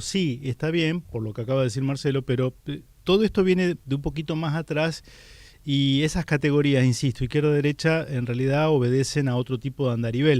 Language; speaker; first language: Spanish; native; Spanish